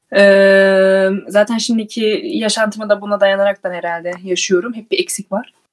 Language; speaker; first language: Turkish; early bilingual, heritage; Turkish